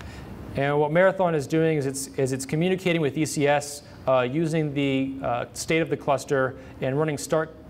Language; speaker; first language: English; native; English